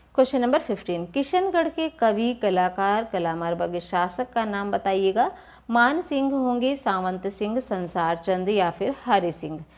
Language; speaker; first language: Hindi; native; Hindi